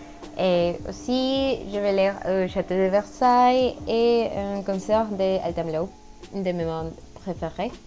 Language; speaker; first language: French; non-native, learner; Spanish